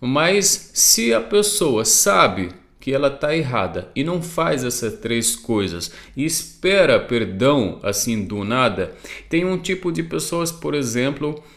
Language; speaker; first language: Portuguese; non-native, fluent; Arabic